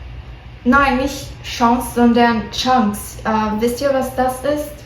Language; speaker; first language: German; non-native, learner; Portuguese